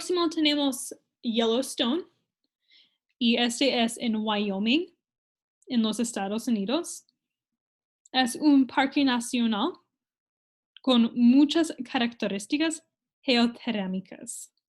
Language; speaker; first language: Spanish; non-native, fluent; English